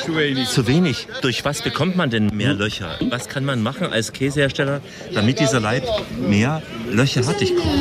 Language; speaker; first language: German; native; German